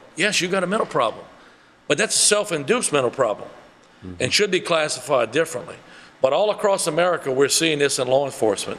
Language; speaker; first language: English; early bilingual, other home language; French